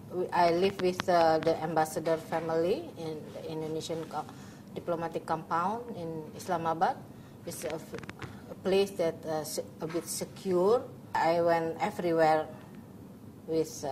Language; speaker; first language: English; non-native, learner; Indonesian